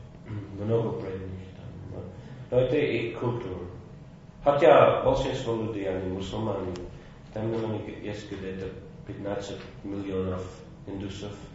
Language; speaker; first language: Russian; non-native, fluent; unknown